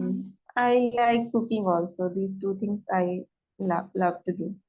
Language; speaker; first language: English; non-native, learner; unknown